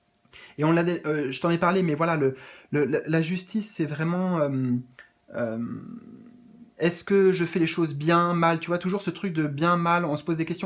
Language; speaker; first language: French; native; French